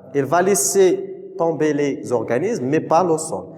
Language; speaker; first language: French; non-native, local second language; Arabic